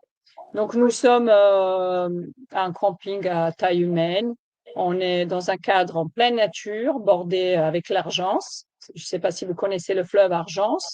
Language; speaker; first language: French; native; French